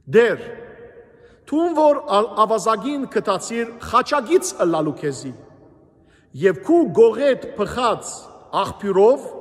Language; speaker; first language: Armenian; native; Armenian